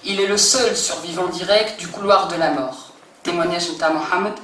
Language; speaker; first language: French; non-native, local second language; Arabic